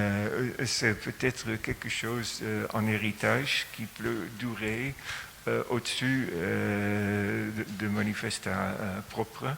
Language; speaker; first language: French; non-native, fluent; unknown